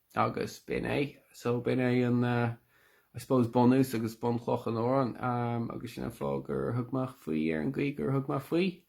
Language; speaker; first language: Irish; native; Irish